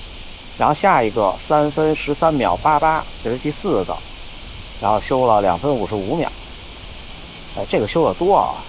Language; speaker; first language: Chinese; native; Chinese